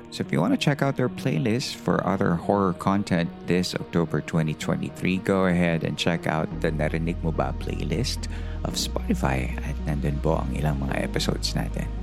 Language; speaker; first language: English; non-native, local second language; Filipino